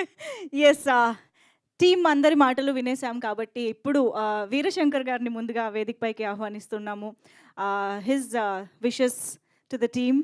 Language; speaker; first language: Telugu; native; Telugu